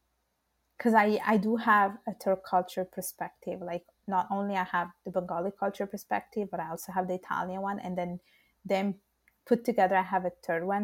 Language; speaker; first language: English; non-native, fluent; Italian